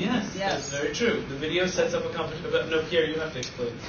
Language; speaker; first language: English; native; English